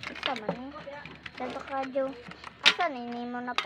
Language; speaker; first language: Filipino; non-native, local second language; Cebuano